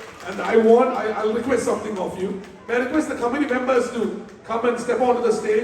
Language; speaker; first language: English; non-native, local second language; Malayalam